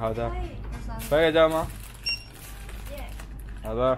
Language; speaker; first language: Chinese; non-native, learner; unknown